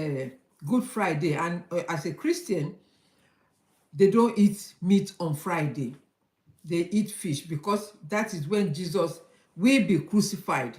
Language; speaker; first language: English; non-native, local second language; Yoruba